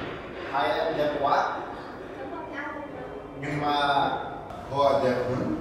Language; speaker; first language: Vietnamese; non-native, learner; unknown